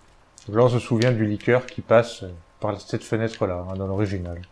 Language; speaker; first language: French; native; French